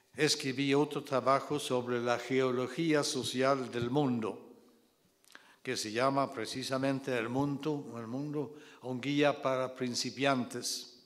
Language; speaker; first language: Spanish; non-native, fluent; Swedish